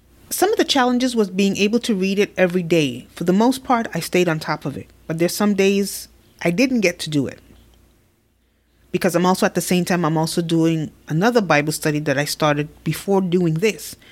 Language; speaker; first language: English; native; English